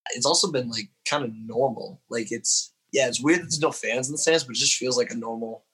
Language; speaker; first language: English; native; English